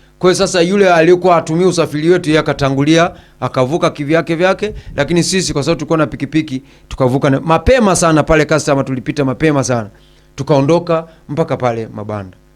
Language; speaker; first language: Swahili; native; Swahili